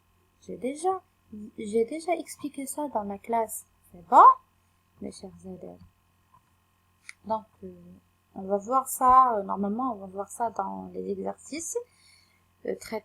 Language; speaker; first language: French; non-native, local second language; Arabic